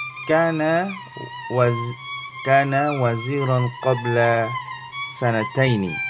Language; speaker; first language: Arabic; non-native, fluent; Indonesian